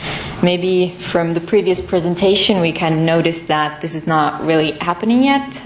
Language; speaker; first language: English; non-native, fluent; Finnish